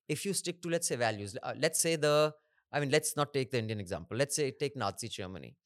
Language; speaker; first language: English; non-native, local second language; Hindi